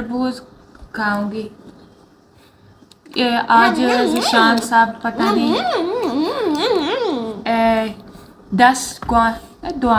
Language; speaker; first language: Hindi; non-native, learner; Chinese